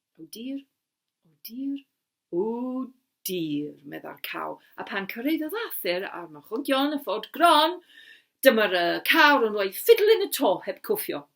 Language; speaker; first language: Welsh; non-native, local second language; English